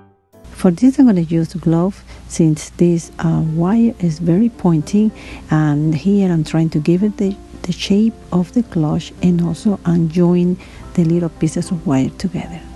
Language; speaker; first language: English; non-native, fluent; Spanish